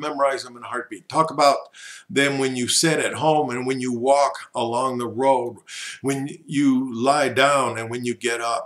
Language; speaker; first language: English; native; English